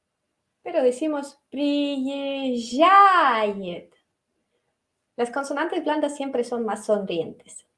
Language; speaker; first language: Spanish; non-native, fluent; Russian